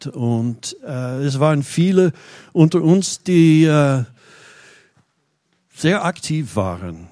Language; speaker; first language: German; non-native, fluent; English